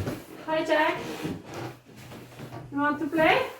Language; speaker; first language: English; non-native, learner; French